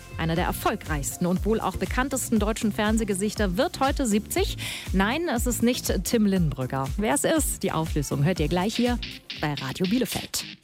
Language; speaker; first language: German; native; German